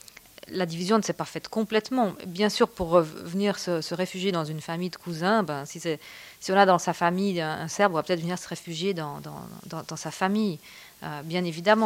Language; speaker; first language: French; native; French